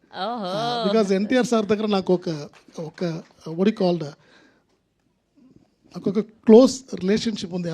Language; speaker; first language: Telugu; non-native, local second language; Tamil